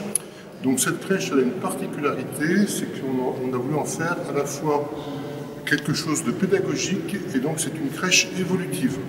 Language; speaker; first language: French; native; French